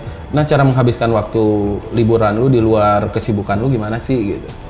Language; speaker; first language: Indonesian; native; Indonesian